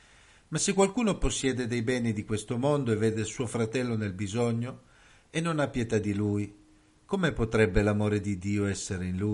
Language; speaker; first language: Italian; native; Italian